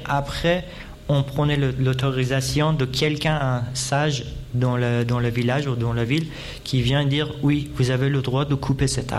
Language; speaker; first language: French; non-native, fluent; Persian